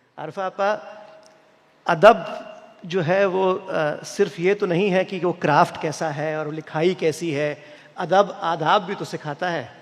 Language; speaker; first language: Urdu; native; Urdu